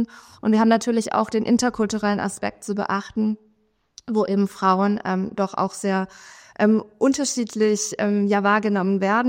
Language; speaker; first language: German; native; German